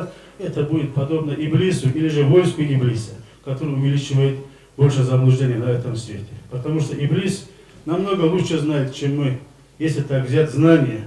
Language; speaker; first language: Russian; non-native, local second language; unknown